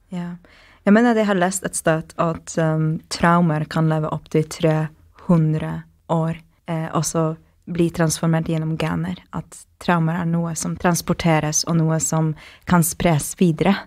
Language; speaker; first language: Norwegian; non-native, fluent; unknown